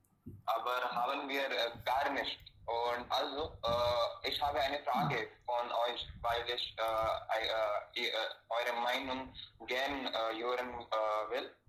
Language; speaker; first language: German; non-native, learner; Hindi